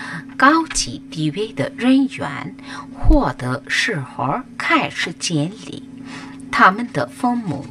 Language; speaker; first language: Chinese; non-native, learner; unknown